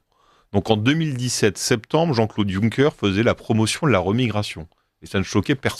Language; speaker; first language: French; native; French